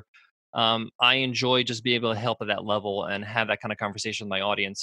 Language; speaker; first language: English; native; English